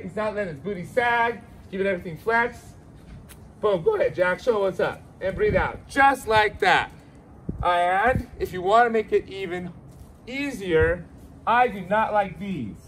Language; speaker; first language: English; native; English